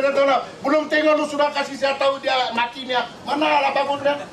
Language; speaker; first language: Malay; non-native, local second language; Chinese